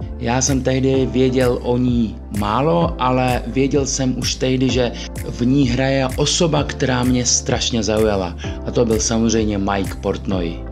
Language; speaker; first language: Czech; early bilingual, other home language; Russian